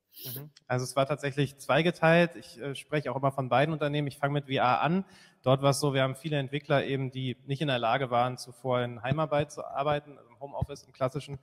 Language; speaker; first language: German; native; German